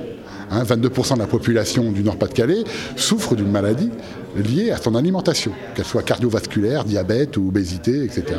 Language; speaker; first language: French; native; French